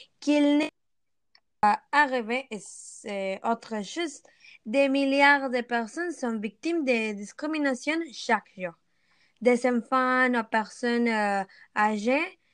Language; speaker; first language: French; non-native, learner; Spanish